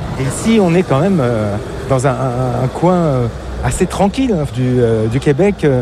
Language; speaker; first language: French; native; French